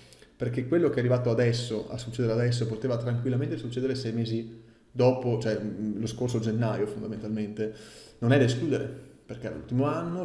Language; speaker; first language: Italian; native; Italian